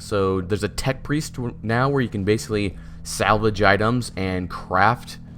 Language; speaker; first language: English; native; English